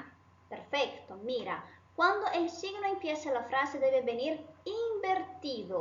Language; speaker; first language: Spanish; non-native, fluent; Portuguese